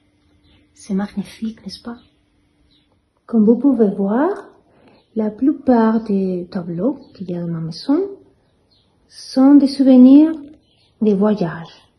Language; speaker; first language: French; non-native, fluent; Spanish